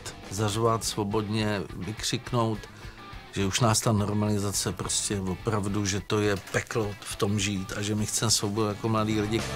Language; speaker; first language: Czech; native; Czech